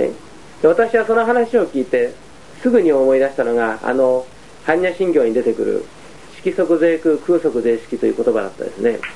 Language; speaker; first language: Japanese; native; Japanese